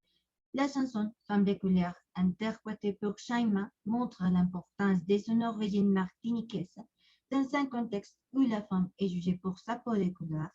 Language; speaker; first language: French; non-native, learner; Spanish